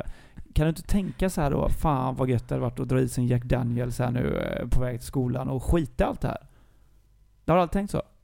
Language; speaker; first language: Swedish; native; Swedish